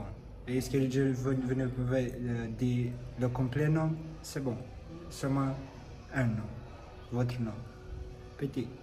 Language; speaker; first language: French; non-native, learner; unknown